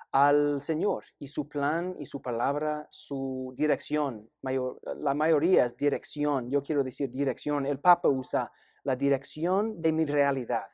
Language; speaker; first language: Spanish; non-native, fluent; English